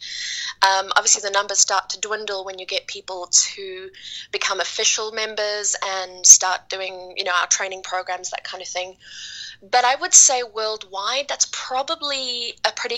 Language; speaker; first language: English; native; English